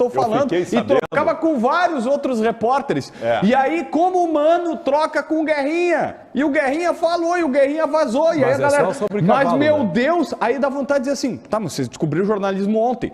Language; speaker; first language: Portuguese; native; Portuguese